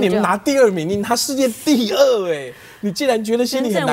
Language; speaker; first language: Chinese; native; Chinese